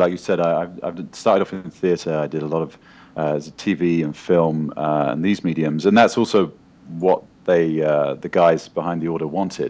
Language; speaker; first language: English; native; English